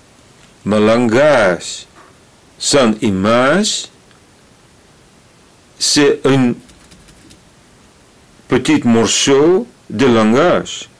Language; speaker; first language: French; non-native, learner; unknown